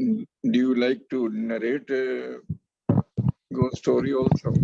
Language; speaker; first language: English; non-native, fluent; Hindi